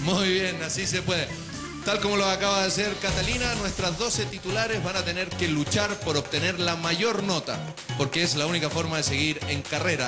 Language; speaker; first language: Spanish; native; Spanish